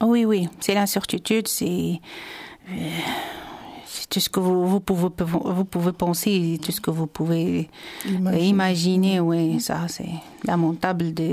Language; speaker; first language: French; non-native, local second language; Arabic